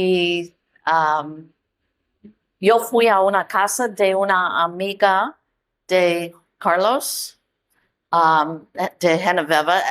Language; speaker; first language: Spanish; non-native, learner; English